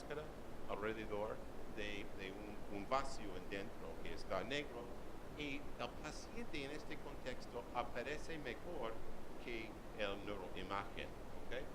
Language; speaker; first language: Spanish; non-native, learner; English